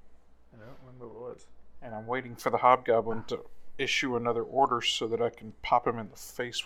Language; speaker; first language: English; native; English